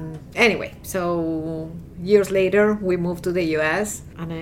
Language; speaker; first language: English; non-native, fluent; Spanish